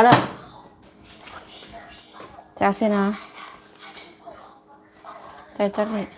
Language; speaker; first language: Chinese; non-native, learner; Javanese